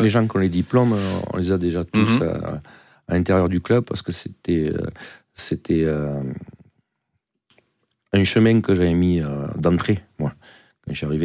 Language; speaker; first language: French; native; French